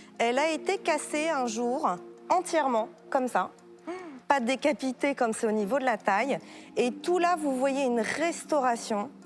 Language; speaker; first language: French; native; French